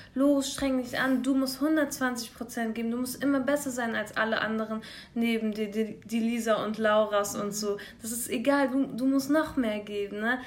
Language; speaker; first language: German; early bilingual, other home language; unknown